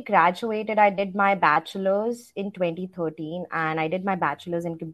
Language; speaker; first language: English; non-native, local second language; Hindi